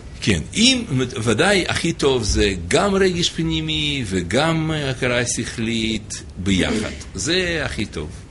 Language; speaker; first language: Hebrew; non-native, fluent; English